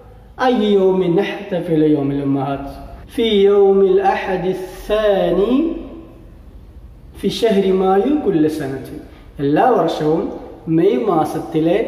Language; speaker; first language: Arabic; non-native, fluent; Malayalam